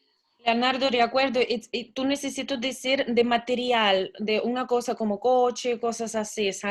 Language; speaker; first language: Spanish; non-native, learner; Russian